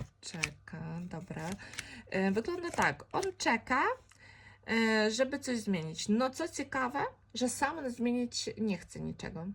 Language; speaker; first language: Polish; non-native, fluent; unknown